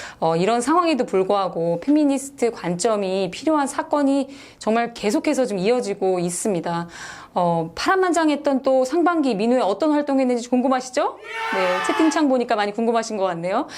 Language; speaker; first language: Korean; native; Korean